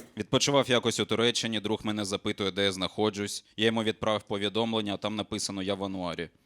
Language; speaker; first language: Ukrainian; non-native, local second language; Russian